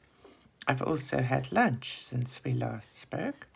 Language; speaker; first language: English; native; English